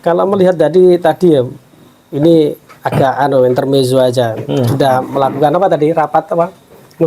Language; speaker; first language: Indonesian; non-native, local second language; Javanese